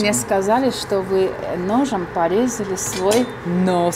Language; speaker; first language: Russian; non-native, fluent; Armenian